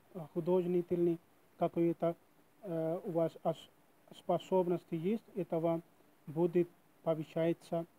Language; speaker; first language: Russian; non-native, learner; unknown